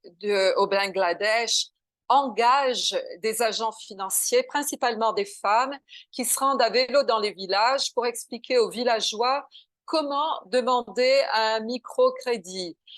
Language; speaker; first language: French; non-native, fluent; Portuguese